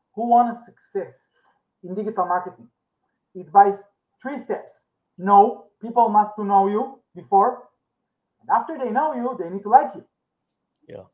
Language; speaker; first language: English; non-native, learner; Hebrew